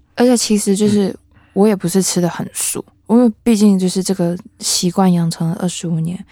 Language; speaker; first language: Chinese; non-native, local second language; Hakka Chinese